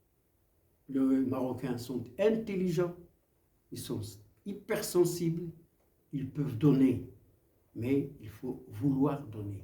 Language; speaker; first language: French; non-native, local second language; Arabic